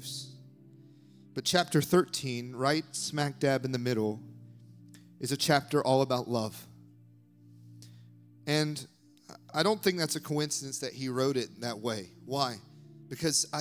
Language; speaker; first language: English; native; English